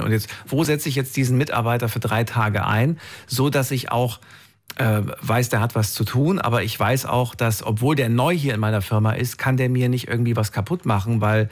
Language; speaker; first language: German; native; German